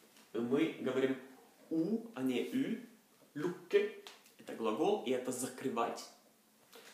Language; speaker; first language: Russian; non-native, fluent; Norwegian